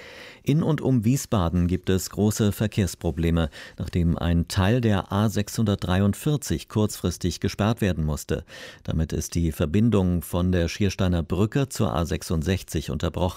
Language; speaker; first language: German; native; German